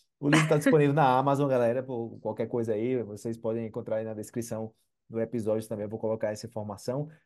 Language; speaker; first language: Portuguese; native; Portuguese